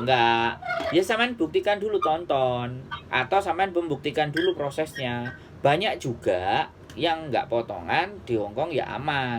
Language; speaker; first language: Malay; non-native, local second language; Javanese